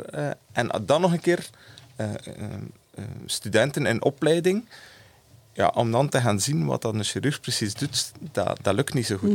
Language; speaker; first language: Dutch; native; Dutch